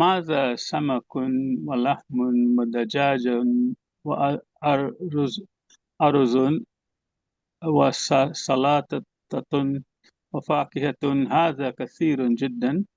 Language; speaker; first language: Arabic; non-native, learner; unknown